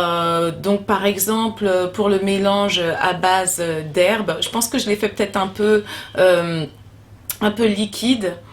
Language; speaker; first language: French; native; French